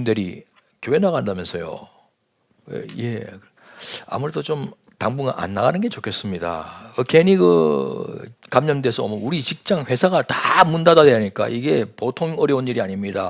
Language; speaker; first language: Korean; native; Korean